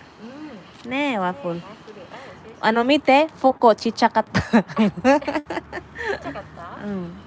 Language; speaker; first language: Japanese; non-native, learner; Waray